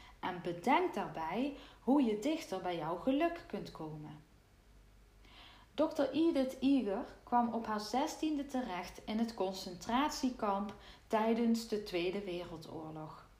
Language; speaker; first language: Dutch; native; Dutch